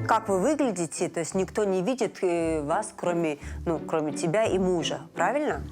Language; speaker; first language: Russian; native; Russian